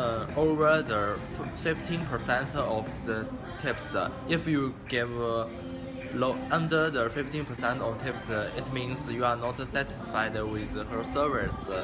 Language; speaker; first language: English; non-native, learner; Chinese